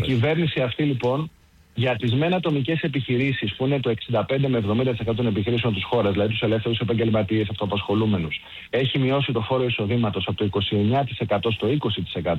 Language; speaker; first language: Greek; native; Greek